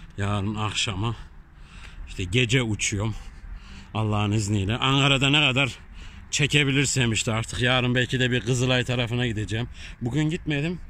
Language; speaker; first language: Turkish; early bilingual, heritage; Turkish